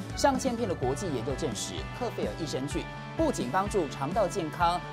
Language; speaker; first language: Chinese; native; Chinese